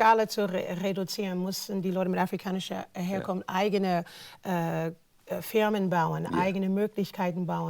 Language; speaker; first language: German; non-native, fluent; English